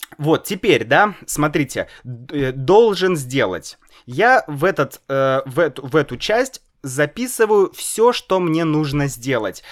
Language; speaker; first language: Russian; native; Russian